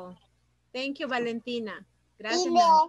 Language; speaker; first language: Spanish; native; Spanish